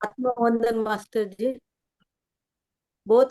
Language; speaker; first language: Hindi; non-native, local second language; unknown